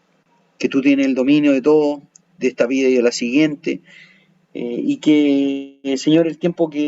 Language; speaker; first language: Spanish; native; Spanish